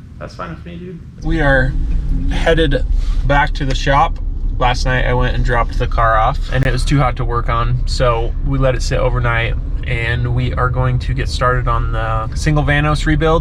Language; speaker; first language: English; native; English